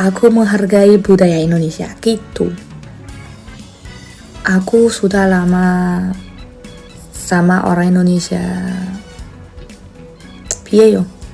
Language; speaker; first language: Indonesian; non-native, fluent; Chinese